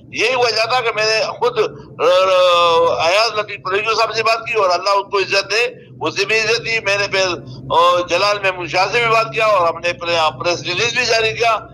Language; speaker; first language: Urdu; non-native, local second language; Pashto